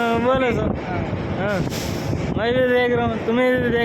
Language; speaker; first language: Hindi; non-native, local second language; Kannada